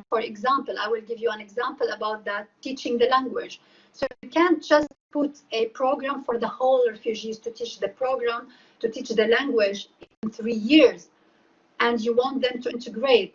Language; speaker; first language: English; non-native, fluent; Arabic